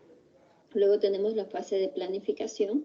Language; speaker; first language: Spanish; native; Spanish